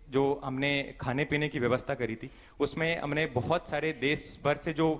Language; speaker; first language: Hindi; native; Hindi